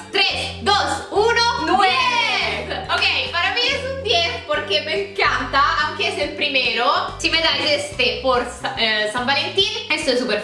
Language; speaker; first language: Spanish; non-native, fluent; Italian